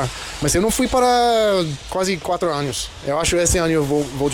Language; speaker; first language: Portuguese; non-native, learner; English